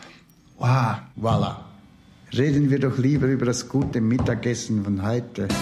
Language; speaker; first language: German; native; German